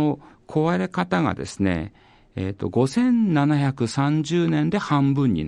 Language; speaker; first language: Japanese; native; Japanese